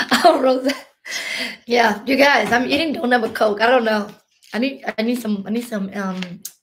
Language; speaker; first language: English; early bilingual, other home language; Hmong